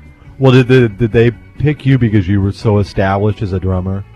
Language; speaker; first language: English; native; English